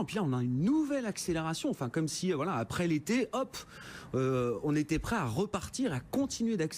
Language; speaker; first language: French; native; French